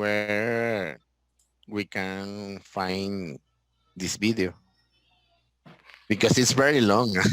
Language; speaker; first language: English; non-native, learner; Spanish